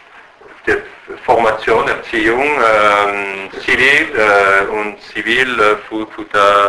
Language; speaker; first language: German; non-native, learner; French